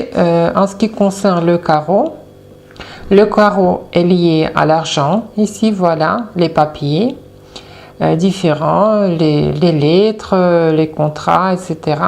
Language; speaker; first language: French; non-native, fluent; Russian